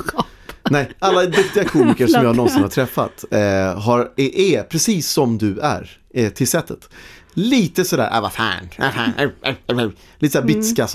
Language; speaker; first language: Swedish; native; Swedish